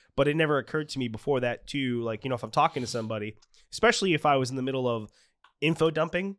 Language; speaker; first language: English; native; English